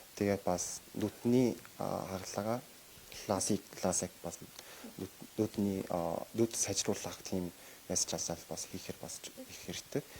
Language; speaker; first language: Mongolian; non-native, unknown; Korean